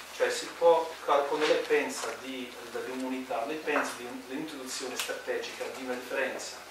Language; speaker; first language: Italian; non-native, fluent; English